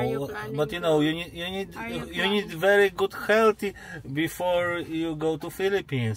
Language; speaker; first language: English; non-native, learner; Polish